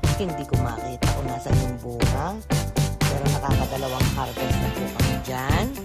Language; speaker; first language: Filipino; non-native, local second language; Iloko